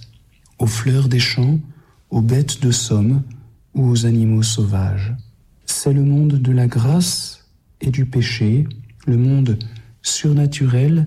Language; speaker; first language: French; native; French